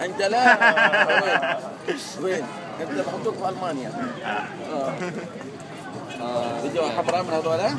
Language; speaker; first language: Arabic; native; Arabic